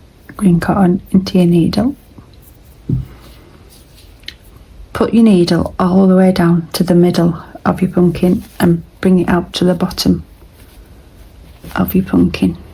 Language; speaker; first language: English; native; English